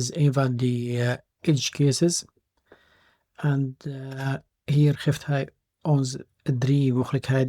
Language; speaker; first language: Dutch; non-native, fluent; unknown